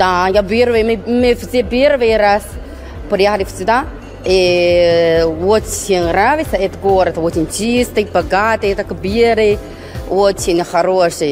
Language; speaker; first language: Russian; non-native, learner; Chinese